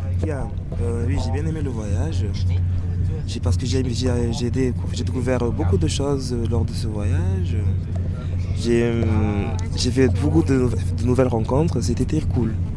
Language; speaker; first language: French; native; French